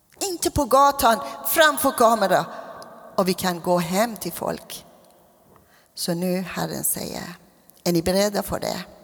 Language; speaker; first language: Swedish; non-native, fluent; Persian